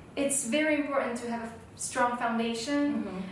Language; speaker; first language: English; non-native, fluent; Slovak